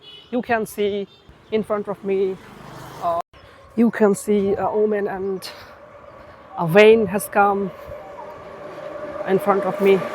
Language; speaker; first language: English; non-native, learner; Bangla